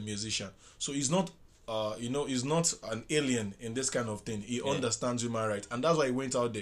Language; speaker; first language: English; non-native, local second language; Yoruba